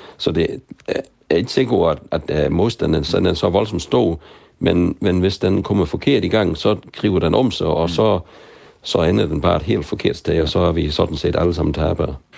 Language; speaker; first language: Danish; non-native, local second language; German